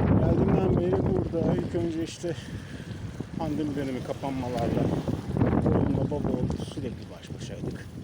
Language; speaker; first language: Turkish; native; Turkish